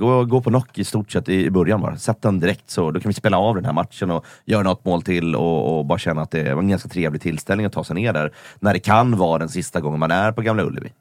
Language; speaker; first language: Swedish; native; Swedish